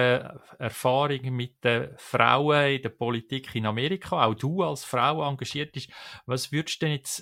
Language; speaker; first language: German; native; German